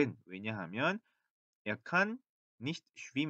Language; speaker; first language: German; non-native, fluent; Korean